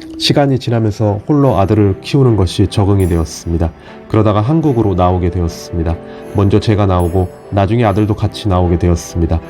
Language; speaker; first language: Korean; native; Korean